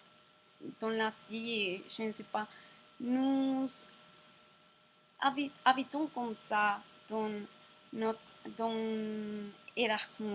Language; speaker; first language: French; non-native, learner; Spanish